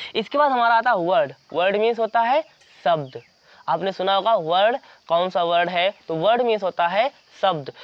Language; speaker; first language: Hindi; native; Hindi